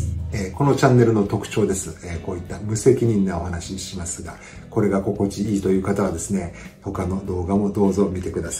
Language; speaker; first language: Japanese; native; Japanese